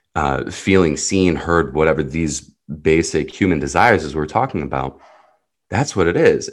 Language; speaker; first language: English; early bilingual, other home language; Hebrew